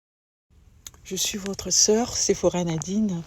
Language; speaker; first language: French; non-native, local second language; Lingala